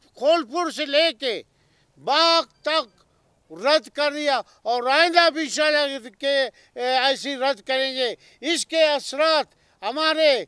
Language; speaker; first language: Urdu; non-native, local second language; Baluchi